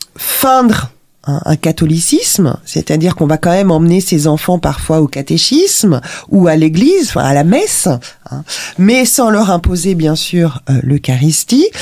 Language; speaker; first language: French; native; French